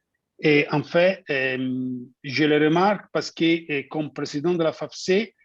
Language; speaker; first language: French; non-native, fluent; Italian